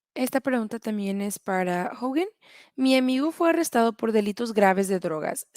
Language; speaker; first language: Spanish; early bilingual, heritage; Spanish